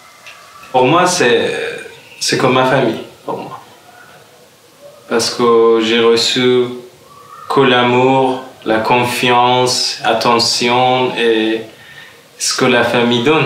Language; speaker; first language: French; non-native, fluent; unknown